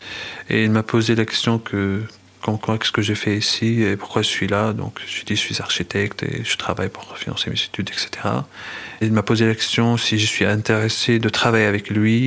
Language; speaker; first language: French; non-native, fluent; Arabic